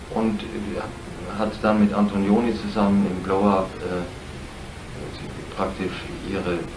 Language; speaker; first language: German; native; German